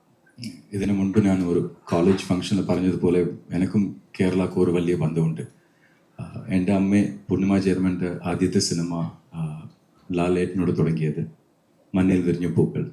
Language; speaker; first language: Malayalam; non-native, learner; Tamil